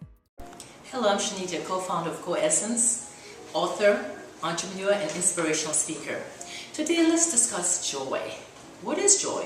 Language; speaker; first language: English; native; English